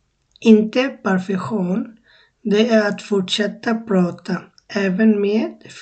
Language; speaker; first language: Swedish; non-native, fluent; Bangla